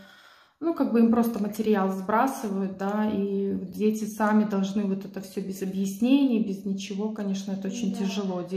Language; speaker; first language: Russian; native; Russian